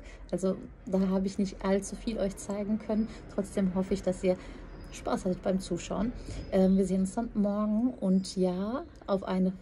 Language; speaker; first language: German; early bilingual, other home language; Turkish